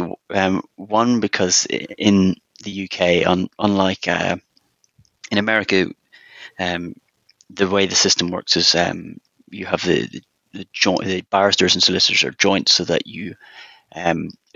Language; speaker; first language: English; native; English